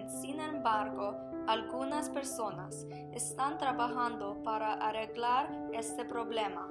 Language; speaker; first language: Spanish; non-native, learner; English